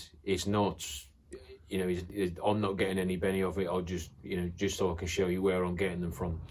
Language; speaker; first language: English; native; English